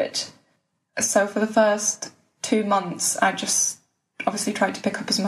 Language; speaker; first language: English; early bilingual, other home language; Polish